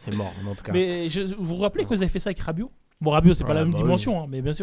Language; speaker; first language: French; native; French